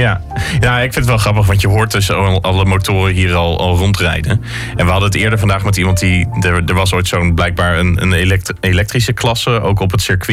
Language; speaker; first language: Dutch; native; Dutch